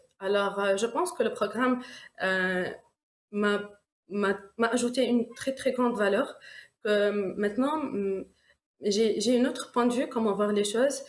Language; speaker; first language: French; non-native, local second language; Arabic